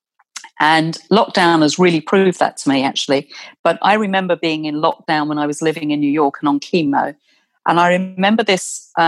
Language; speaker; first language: English; native; English